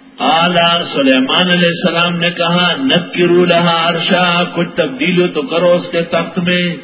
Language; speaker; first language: Urdu; non-native, local second language; Pashto